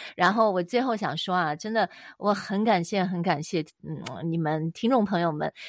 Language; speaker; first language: Chinese; native; Chinese